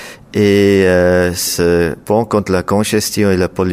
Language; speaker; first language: French; non-native, local second language; German